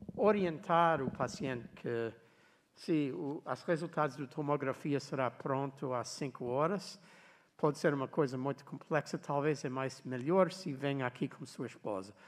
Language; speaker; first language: Portuguese; non-native, learner; English